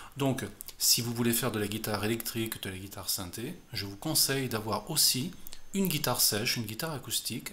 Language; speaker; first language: French; native; French